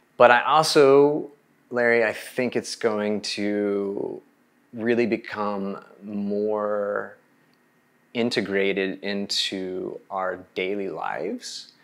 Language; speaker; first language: English; native; English